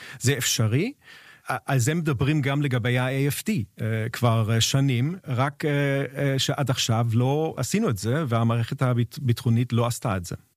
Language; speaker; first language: Hebrew; non-native, fluent; German